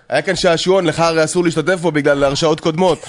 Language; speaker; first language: Hebrew; native; Hebrew